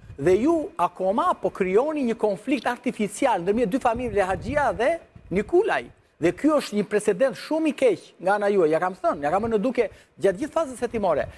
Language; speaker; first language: Albanian; native; Albanian